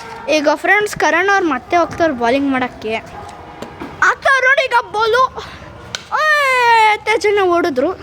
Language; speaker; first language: Kannada; native; Kannada